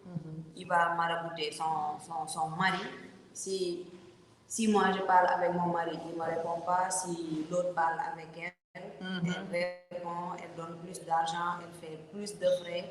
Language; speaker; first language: French; non-native, local second language; Wolof